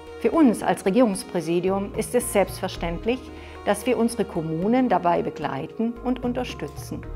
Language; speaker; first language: German; native; German